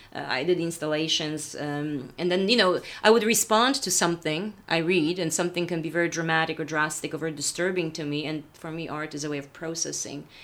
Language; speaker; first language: English; non-native, fluent; Polish